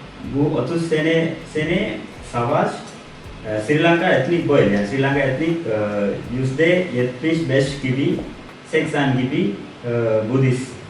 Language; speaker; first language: Turkish; non-native, learner; Sinhala